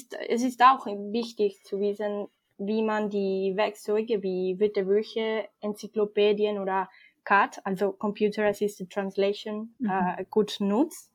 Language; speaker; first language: German; non-native, fluent; Spanish